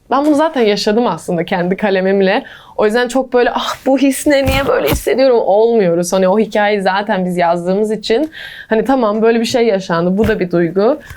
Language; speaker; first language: Turkish; early bilingual, heritage; English